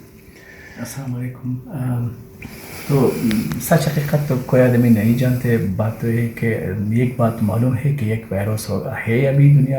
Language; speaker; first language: Hindi; non-native, learner; Persian